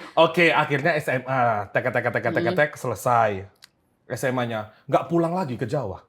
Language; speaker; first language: Indonesian; native; Indonesian